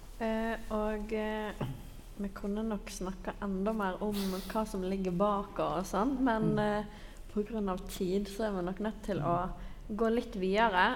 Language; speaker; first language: Norwegian; native; Norwegian